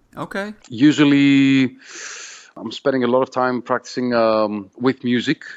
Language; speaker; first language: English; non-native, fluent; Greek